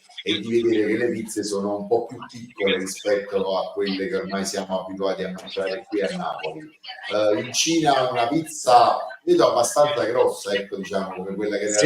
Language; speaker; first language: Italian; native; Italian